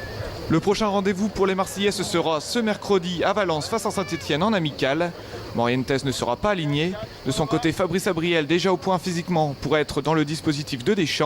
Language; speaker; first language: French; native; French